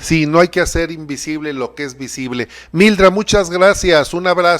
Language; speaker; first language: Spanish; native; Spanish